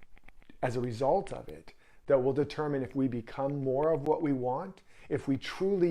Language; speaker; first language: English; native; English